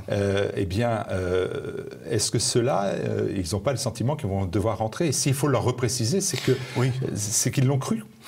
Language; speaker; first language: French; native; French